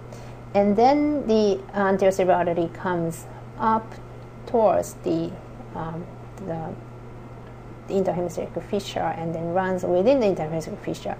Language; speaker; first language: English; non-native, fluent; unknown